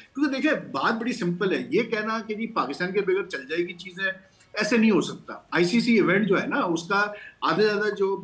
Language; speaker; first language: Urdu; non-native, local second language; Punjabi